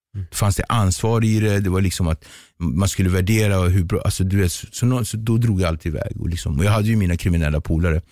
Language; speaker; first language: Swedish; early bilingual, other home language; Kabuverdianu